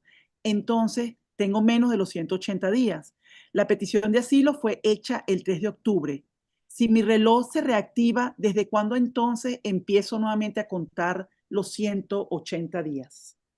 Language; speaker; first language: Spanish; native; Spanish